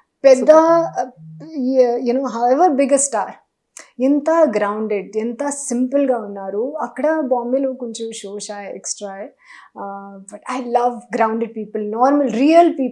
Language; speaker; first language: Telugu; non-native, fluent; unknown